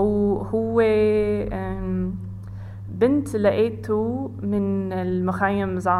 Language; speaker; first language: Arabic; non-native, learner; English